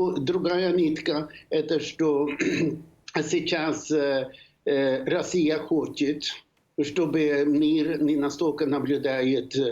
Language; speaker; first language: Russian; non-native, fluent; Swedish